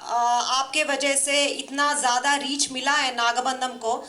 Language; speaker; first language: Hindi; non-native, local second language; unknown